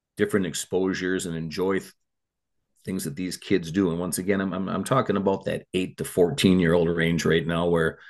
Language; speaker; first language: English; native; English